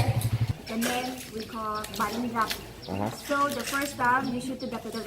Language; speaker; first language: English; non-native, learner; Vietnamese